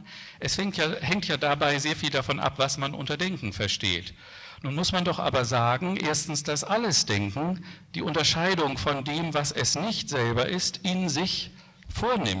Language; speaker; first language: German; native; German